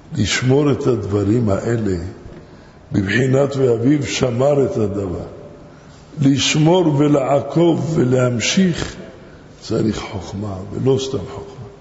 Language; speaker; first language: Hebrew; non-native, fluent; Arabic